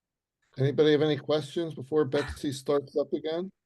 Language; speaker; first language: English; native; English